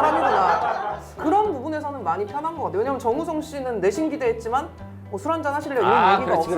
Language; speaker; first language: Korean; native; Korean